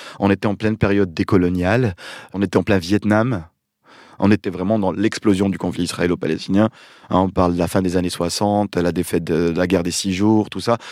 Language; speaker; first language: French; non-native, local second language; Arabic